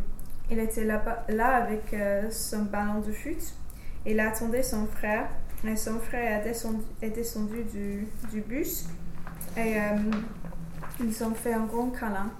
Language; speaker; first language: French; non-native, learner; English